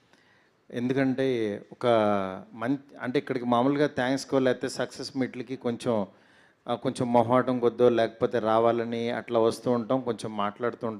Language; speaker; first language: Telugu; native; Telugu